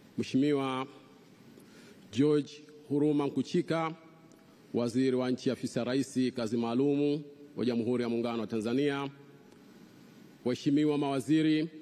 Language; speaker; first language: Swahili; native; Swahili